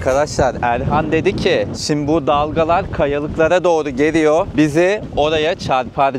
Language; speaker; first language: Turkish; native; Turkish